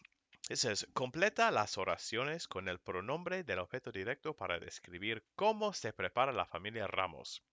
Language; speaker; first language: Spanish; non-native, fluent; English